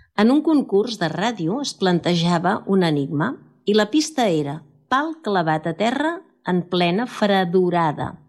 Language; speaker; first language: Catalan; native; Catalan